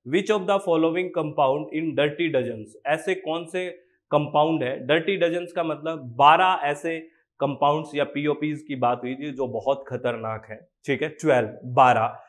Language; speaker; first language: Hindi; native; Hindi